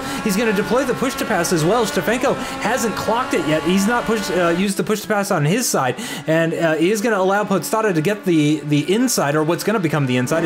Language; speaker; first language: English; native; English